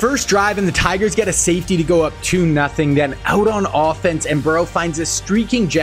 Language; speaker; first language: English; native; English